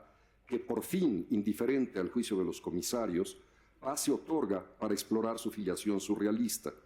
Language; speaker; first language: Spanish; native; Spanish